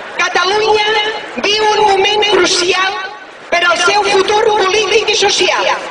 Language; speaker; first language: Catalan; native; Catalan